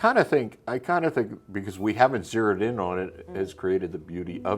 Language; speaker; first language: English; native; English